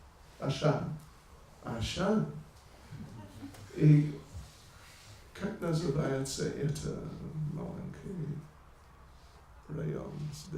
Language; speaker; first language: Russian; non-native, learner; English